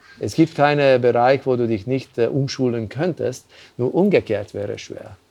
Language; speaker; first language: German; non-native, fluent; Hungarian